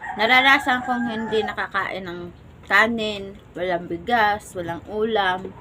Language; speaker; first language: Filipino; non-native, local second language; Cebuano